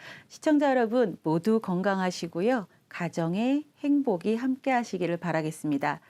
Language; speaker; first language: Korean; native; Korean